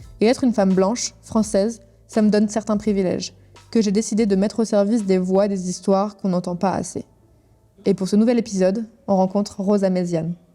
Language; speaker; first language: French; native; French